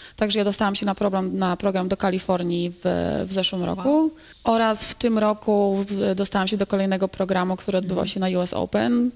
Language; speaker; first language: Polish; native; Polish